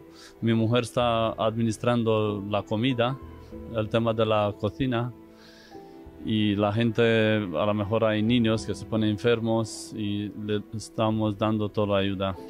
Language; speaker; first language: Spanish; non-native, fluent; Romanian